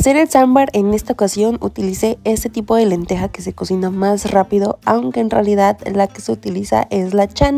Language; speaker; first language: Spanish; native; Spanish